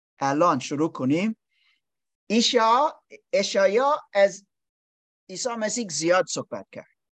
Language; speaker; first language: Persian; non-native, learner; English